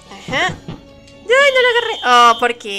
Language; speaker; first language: Spanish; native; Spanish